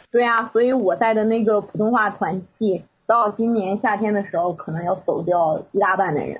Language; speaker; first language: Chinese; native; Chinese